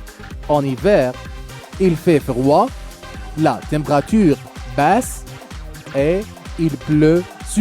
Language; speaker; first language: French; non-native, fluent; Arabic